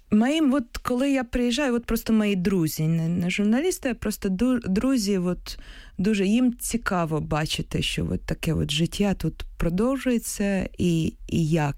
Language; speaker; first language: Ukrainian; non-native, local second language; Russian